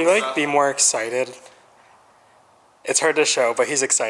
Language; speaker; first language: English; native; English